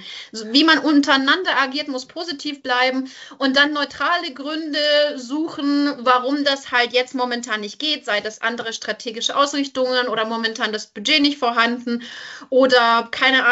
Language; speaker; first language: German; native; German